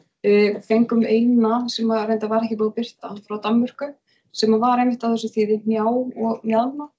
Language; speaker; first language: Icelandic; native; Icelandic